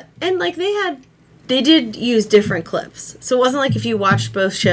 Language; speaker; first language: English; native; English